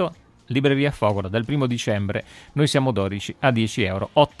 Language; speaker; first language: Italian; native; Italian